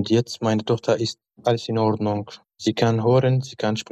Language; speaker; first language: German; non-native, learner; Arabic